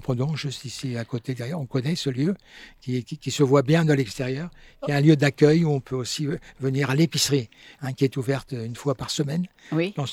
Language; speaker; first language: French; native; French